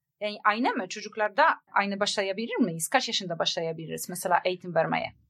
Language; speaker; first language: Turkish; non-native, learner; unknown